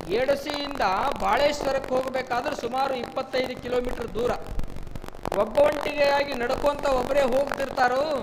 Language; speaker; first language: Kannada; native; Kannada